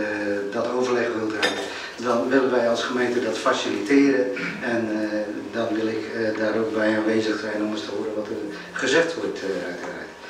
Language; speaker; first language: Dutch; native; Dutch